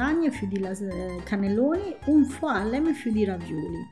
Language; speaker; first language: German; non-native, fluent; Italian